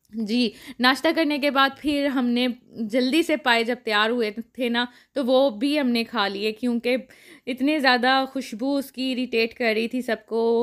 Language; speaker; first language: Urdu; non-native, local second language; Punjabi